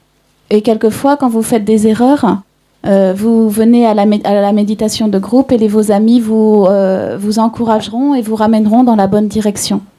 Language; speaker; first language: French; native; French